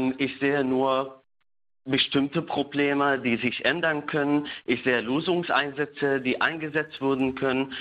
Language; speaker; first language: German; non-native, fluent; Arabic